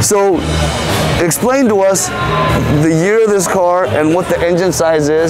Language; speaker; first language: English; early bilingual, other home language; Korean